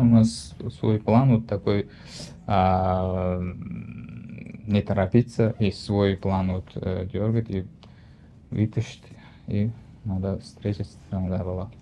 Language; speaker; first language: Russian; non-native, learner; Uzbek